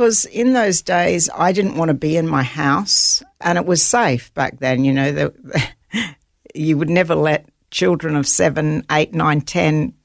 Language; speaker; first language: English; native; English